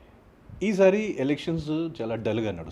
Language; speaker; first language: Telugu; non-native, fluent; Hindi